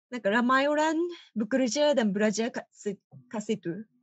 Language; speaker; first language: Malay; non-native, learner; Japanese